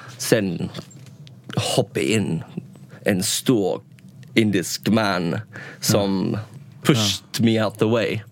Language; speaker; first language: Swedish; non-native, learner; English